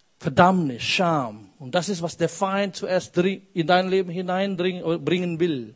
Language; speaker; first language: German; non-native, fluent; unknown